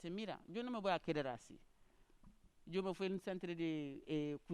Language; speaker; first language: Spanish; non-native, learner; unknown